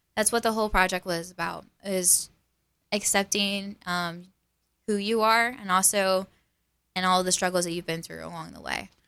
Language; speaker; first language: English; native; English